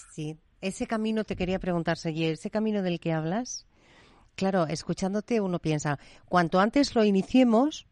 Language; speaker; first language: Spanish; native; Spanish